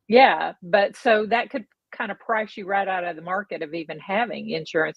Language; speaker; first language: English; native; English